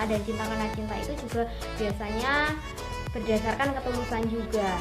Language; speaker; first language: Indonesian; native; Indonesian